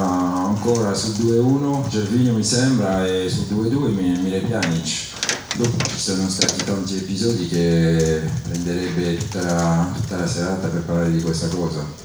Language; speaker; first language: Italian; non-native, fluent; French